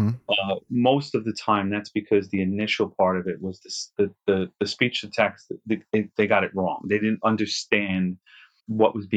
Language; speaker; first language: English; native; English